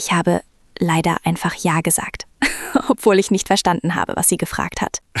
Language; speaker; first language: German; non-native, fluent; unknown